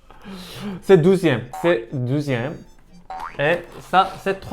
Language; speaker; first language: French; non-native, learner; Korean